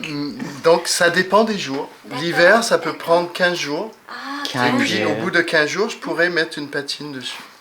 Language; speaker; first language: French; native; French